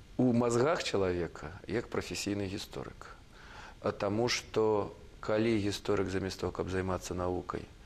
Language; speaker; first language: Belarusian; native; Belarusian